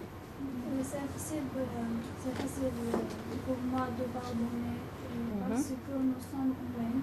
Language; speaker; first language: French; non-native, learner; Arabic